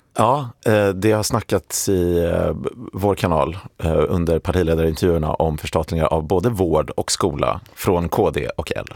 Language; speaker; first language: Swedish; native; Swedish